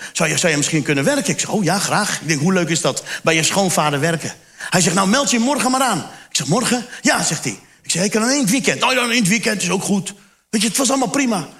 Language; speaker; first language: Dutch; early bilingual, other home language; Turkish